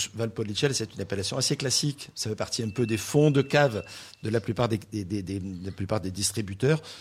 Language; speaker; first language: French; native; French